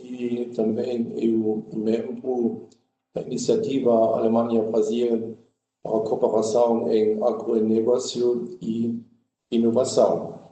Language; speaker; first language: Portuguese; non-native, learner; German